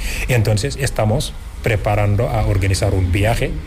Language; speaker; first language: Spanish; non-native, fluent; Wolof